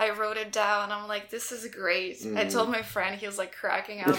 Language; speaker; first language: English; non-native, fluent; Russian